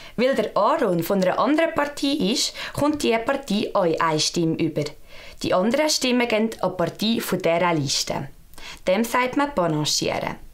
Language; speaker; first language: German; native; German